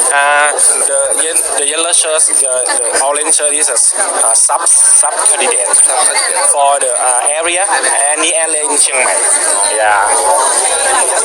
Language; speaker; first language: English; non-native, learner; Thai